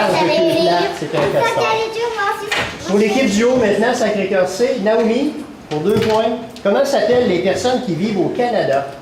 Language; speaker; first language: French; native; French